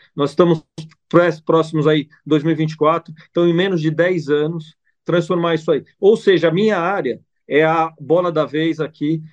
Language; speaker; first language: Portuguese; non-native, fluent; Italian